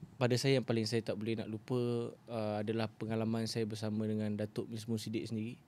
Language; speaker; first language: Malay; native; Malay